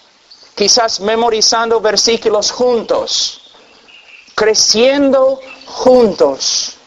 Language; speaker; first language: Spanish; non-native, fluent; English